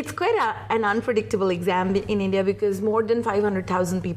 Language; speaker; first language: English; non-native, local second language; Hindi